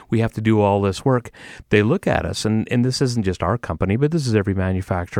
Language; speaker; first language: English; native; English